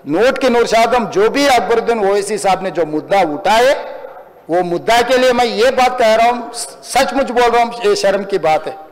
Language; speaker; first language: Hindi; non-native, local second language; Telugu